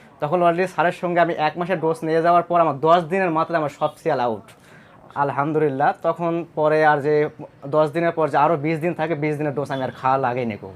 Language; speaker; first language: Bangla; native; Bangla